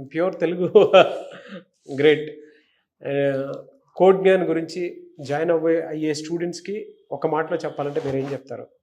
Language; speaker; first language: Telugu; native; Telugu